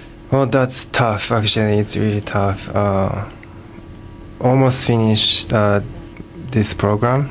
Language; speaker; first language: English; non-native, learner; Japanese